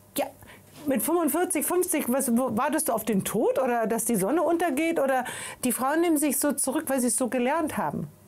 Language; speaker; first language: German; non-native, fluent; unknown